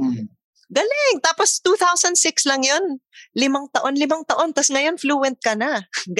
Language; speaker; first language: Filipino; native; Filipino